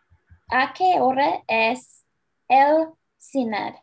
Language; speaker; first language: Spanish; non-native, learner; English